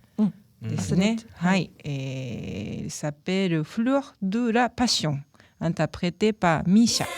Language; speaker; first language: French; non-native, learner; Japanese